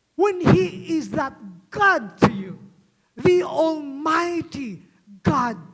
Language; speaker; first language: English; non-native, local second language; Filipino